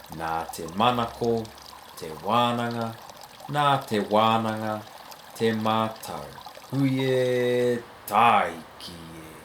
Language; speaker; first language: Māori; non-native, local second language; English